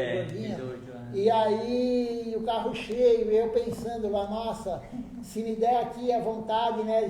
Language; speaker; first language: Portuguese; native; Portuguese